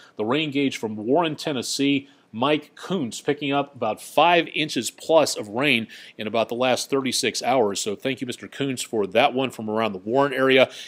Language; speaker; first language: English; native; English